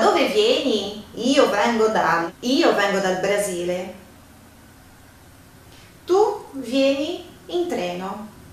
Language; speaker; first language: Italian; non-native, fluent; Portuguese